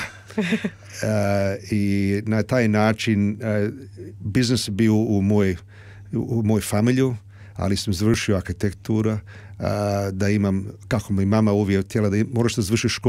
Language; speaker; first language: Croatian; early bilingual, heritage; Croatian